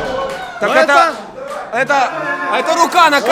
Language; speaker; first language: Russian; native; Russian